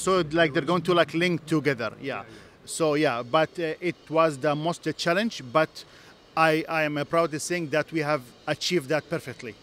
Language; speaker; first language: English; non-native, fluent; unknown